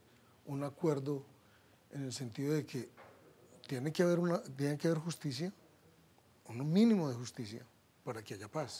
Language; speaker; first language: Spanish; native; Spanish